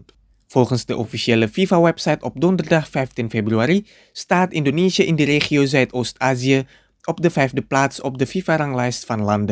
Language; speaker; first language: Dutch; non-native, fluent; Indonesian